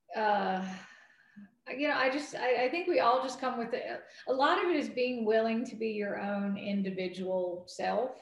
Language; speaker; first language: English; native; English